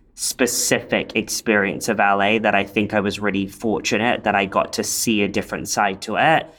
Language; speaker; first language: English; native; English